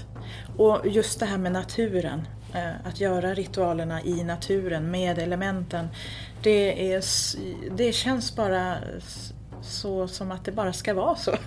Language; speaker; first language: Swedish; native; Swedish